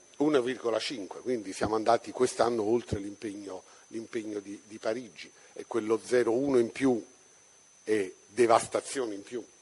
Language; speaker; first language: Italian; native; Italian